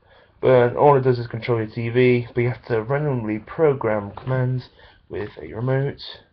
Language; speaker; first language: English; native; English